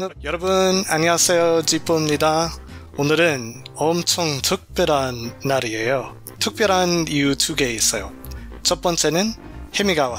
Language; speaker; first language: Korean; non-native, learner; English